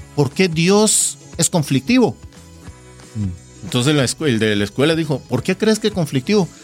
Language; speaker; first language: Spanish; non-native, fluent; Korean